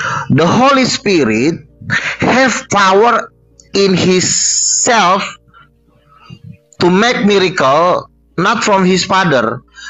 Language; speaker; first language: English; non-native, learner; Indonesian